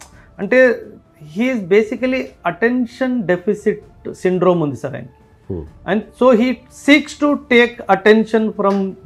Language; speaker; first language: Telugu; non-native, local second language; Punjabi